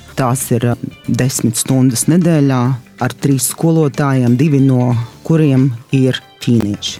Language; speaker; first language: Latvian; non-native, local second language; Russian